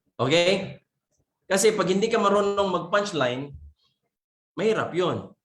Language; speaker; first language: Filipino; non-native, local second language; Cebuano